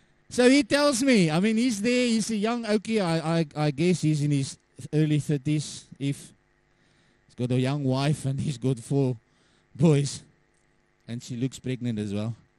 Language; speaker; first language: English; non-native, local second language; Afrikaans